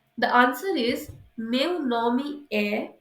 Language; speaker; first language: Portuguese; non-native, fluent; Hindi